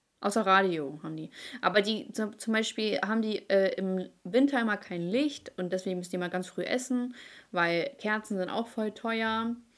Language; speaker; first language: German; early bilingual, other home language; Ukrainian